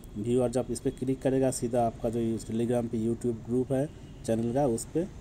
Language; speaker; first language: Hindi; non-native, local second language; Bangla